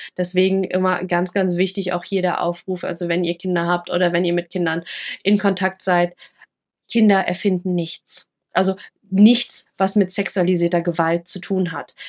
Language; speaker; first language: German; early bilingual, other home language; Vietnamese